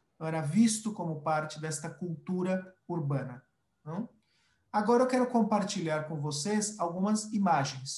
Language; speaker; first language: Portuguese; early bilingual, other home language; Spanish